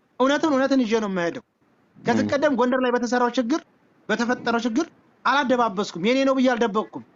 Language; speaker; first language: Amharic; non-native, local second language; Oromo